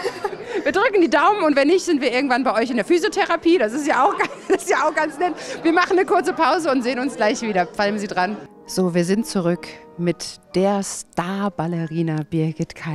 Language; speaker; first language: German; native; German